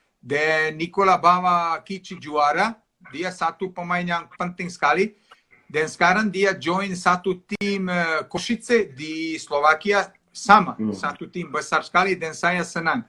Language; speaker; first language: Indonesian; non-native, fluent; Serbian